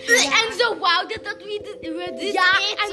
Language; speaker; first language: Dutch; early bilingual, other home language; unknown